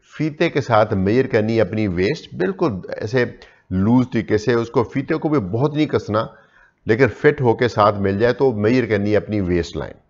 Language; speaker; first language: Urdu; non-native, local second language; Punjabi